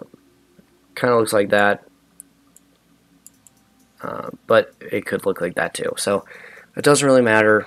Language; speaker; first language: English; native; English